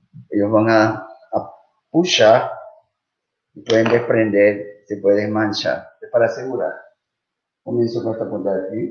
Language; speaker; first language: Portuguese; non-native, learner; Spanish